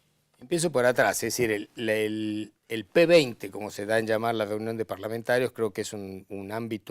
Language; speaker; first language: Spanish; native; Spanish